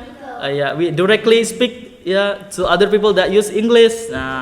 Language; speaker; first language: English; non-native, learner; Indonesian